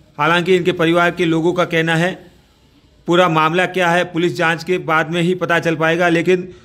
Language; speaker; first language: Hindi; native; Hindi